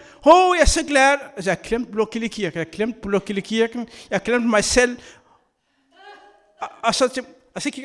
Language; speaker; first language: Danish; non-native, learner; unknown